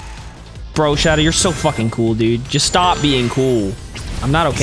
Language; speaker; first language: English; native; English